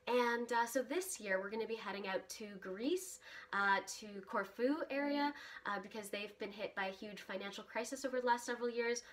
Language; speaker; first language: English; early bilingual, other home language; Russian